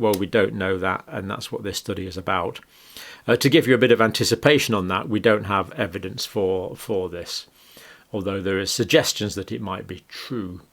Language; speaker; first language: English; native; English